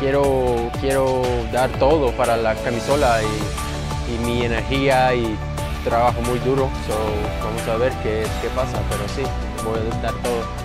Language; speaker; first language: Spanish; early bilingual, heritage; English